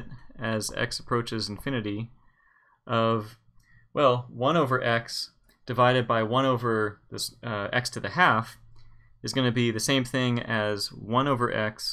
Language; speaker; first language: English; native; English